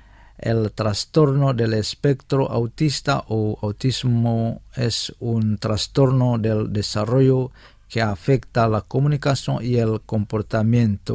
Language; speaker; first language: Spanish; non-native, fluent; Indonesian